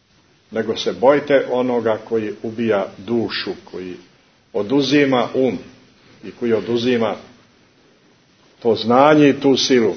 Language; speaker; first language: Croatian; native; Croatian